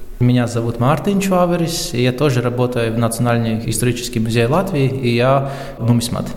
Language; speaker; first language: Russian; non-native, local second language; Latvian